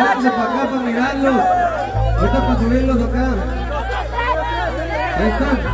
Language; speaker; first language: Spanish; native; Spanish